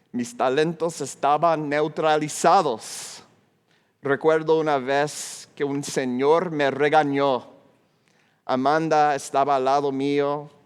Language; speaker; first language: Spanish; non-native, fluent; English